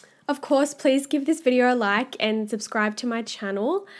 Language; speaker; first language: English; native; English